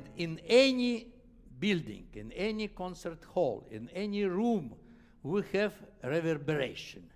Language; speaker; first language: English; non-native, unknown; Russian